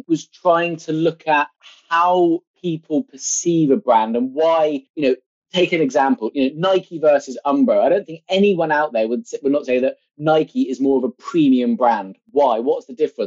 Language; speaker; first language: English; native; English